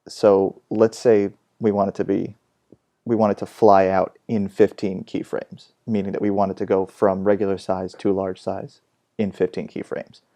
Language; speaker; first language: English; native; English